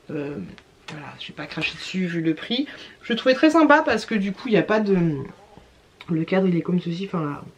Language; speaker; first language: French; native; French